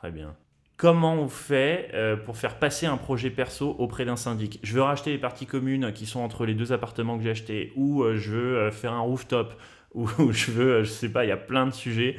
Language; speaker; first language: French; native; French